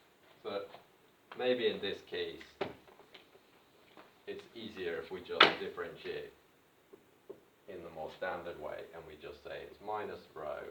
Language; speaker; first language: English; native; English